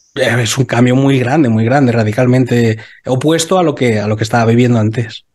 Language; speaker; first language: Spanish; native; Spanish